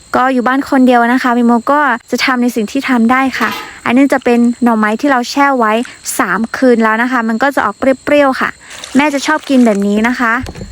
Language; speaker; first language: Thai; non-native, local second language; Karen languages